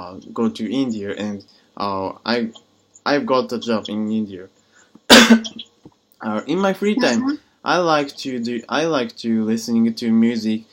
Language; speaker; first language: English; non-native, learner; Japanese